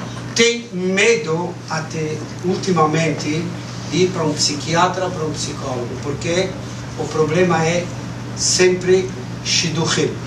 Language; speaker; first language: Portuguese; non-native, fluent; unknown